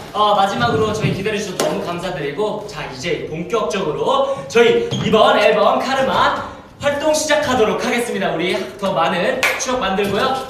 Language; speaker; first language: Korean; native; Korean